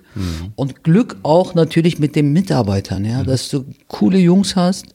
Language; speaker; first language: German; early bilingual, other home language; Turkish